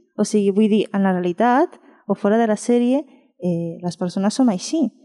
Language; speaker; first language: Catalan; non-native, fluent; Spanish